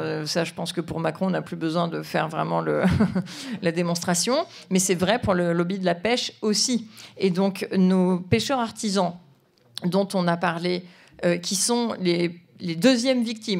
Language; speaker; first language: French; native; French